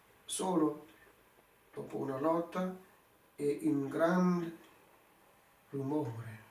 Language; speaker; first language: Italian; non-native, fluent; English